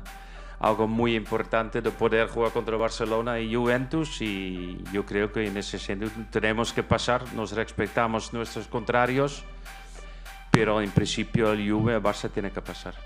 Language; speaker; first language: Spanish; non-native, fluent; Dutch